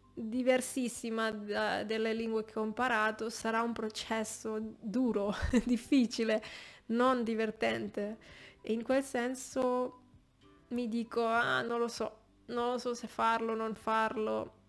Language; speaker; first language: Italian; non-native, fluent; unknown